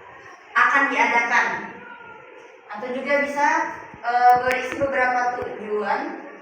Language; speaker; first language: Indonesian; native; Indonesian